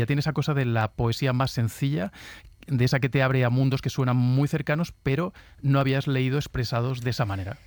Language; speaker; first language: Spanish; native; Spanish